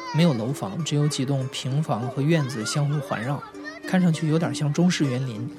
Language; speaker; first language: Chinese; native; Chinese